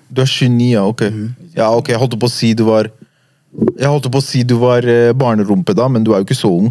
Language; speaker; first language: Norwegian; early bilingual, other home language; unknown